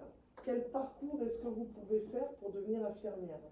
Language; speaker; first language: French; native; French